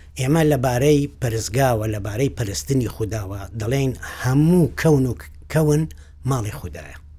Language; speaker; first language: Central Kurdish; native; Central Kurdish